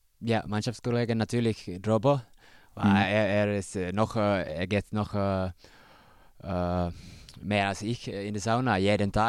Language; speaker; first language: German; non-native, learner; Finnish